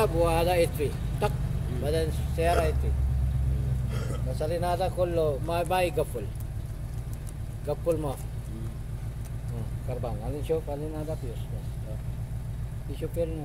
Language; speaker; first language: Arabic; non-native, learner; Filipino